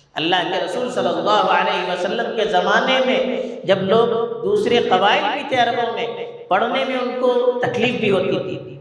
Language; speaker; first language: Urdu; non-native, local second language; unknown